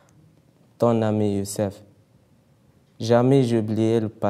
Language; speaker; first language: French; non-native, learner; Arabic